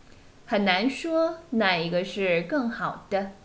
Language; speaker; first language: Chinese; non-native, fluent; Korean